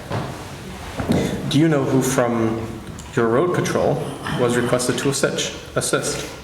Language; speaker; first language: English; native; English